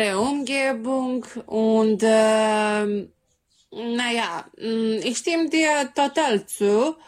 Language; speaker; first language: German; non-native, learner; Serbian